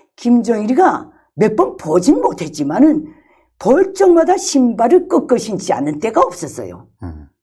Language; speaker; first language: Korean; early bilingual, other home language; Chinese